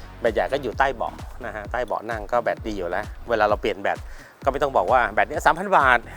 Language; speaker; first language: Thai; native; Thai